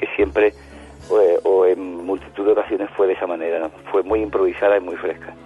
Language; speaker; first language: Spanish; native; Spanish